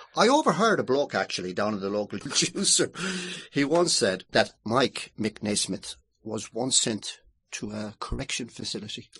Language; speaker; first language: English; native; English